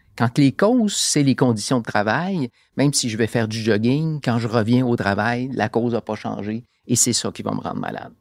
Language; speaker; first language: French; native; French